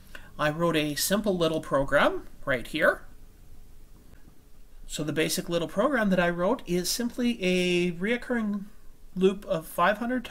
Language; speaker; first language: English; native; English